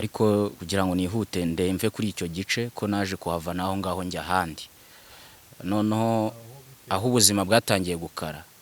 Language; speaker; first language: Kinyarwanda; early bilingual, other home language; Swahili